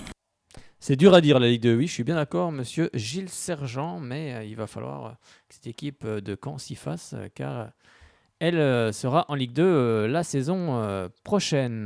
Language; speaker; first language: French; native; French